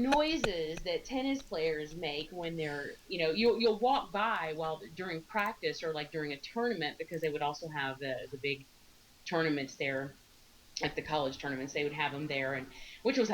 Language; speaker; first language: English; native; English